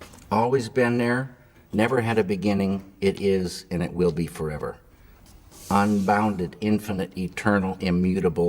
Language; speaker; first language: English; native; English